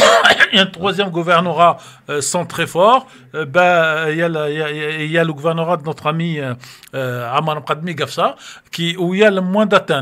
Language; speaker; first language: French; native; French